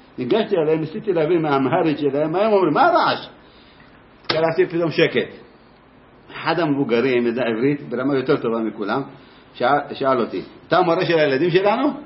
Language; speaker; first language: Hebrew; native; Hebrew